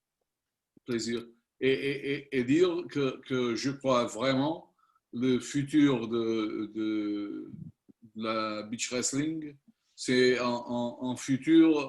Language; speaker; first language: French; non-native, learner; Spanish